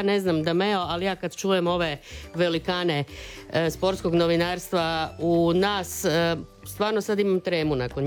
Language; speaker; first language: Croatian; native; Croatian